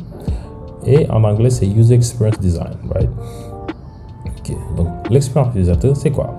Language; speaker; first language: French; non-native, local second language; Wolof